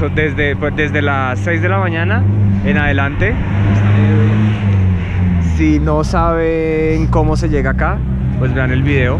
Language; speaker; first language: Spanish; native; Spanish